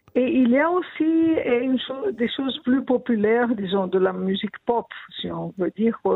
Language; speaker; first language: French; non-native, fluent; Portuguese